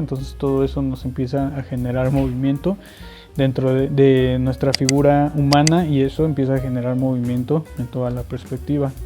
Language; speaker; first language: Spanish; native; Spanish